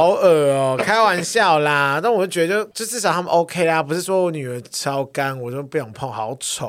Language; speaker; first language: Chinese; native; Chinese